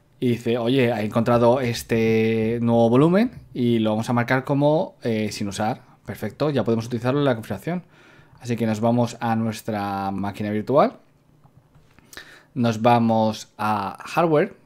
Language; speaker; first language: Spanish; native; Spanish